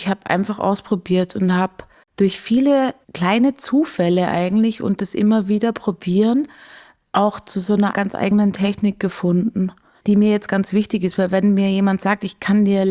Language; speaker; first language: German; native; German